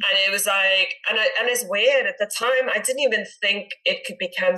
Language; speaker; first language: English; native; English